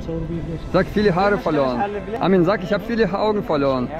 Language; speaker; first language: German; non-native, fluent; Russian